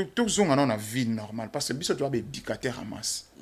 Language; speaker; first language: French; non-native, local second language; Lingala